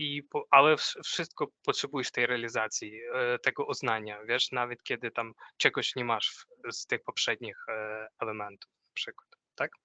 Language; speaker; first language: Polish; non-native, fluent; Ukrainian